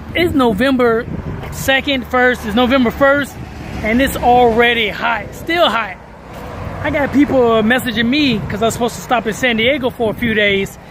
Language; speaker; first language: English; native; English